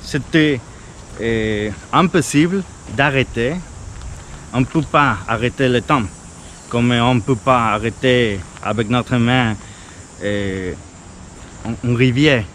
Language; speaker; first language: French; non-native, fluent; Spanish